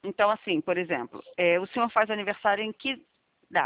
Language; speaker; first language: Portuguese; native; Portuguese